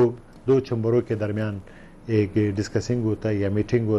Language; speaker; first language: Hindi; non-native, learner; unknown